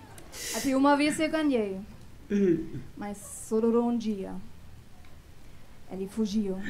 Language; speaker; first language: Portuguese; non-native, fluent; German